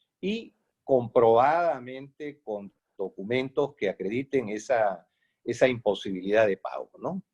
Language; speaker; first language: Spanish; native; Spanish